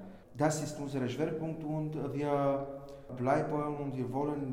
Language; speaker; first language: German; non-native, fluent; Romanian